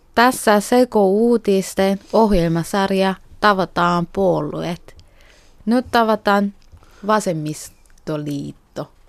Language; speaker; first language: Finnish; non-native, learner; Korean